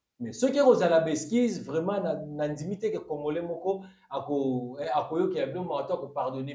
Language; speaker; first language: French; non-native, local second language; Lingala